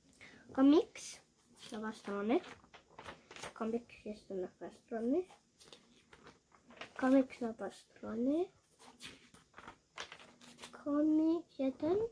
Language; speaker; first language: Polish; early bilingual, heritage; Polish